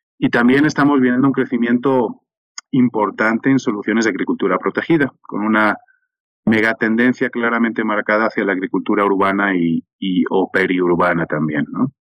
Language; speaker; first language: Spanish; native; Spanish